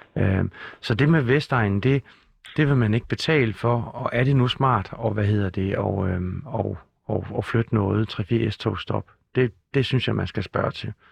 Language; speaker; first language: Danish; native; Danish